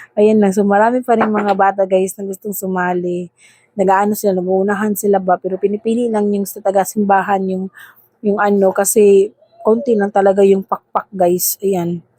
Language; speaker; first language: Filipino; non-native, local second language; Cebuano